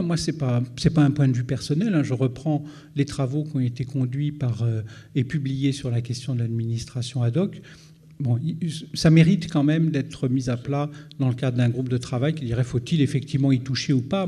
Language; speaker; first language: French; native; French